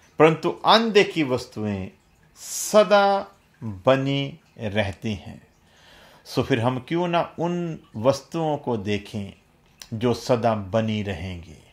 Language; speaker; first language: Hindi; non-native, local second language; Punjabi